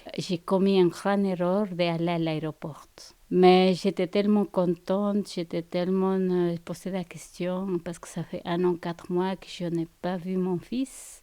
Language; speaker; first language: French; non-native, fluent; Spanish